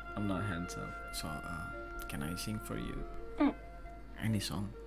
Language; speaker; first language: English; non-native, fluent; Indonesian